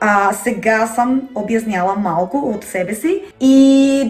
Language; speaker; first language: Bulgarian; non-native, learner; Spanish